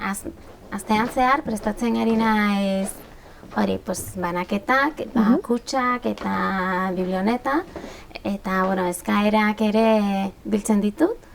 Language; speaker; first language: Basque; non-native, local second language; Spanish